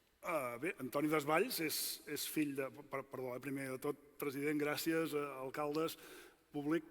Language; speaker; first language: Catalan; native; Catalan